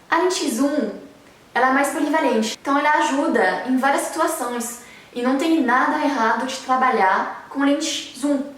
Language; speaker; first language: Portuguese; non-native, fluent; French